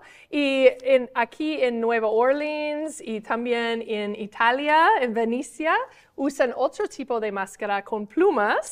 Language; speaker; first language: Spanish; non-native, fluent; English